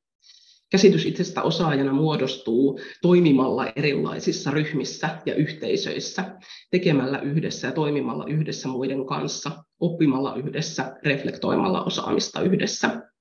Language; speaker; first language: Finnish; native; Finnish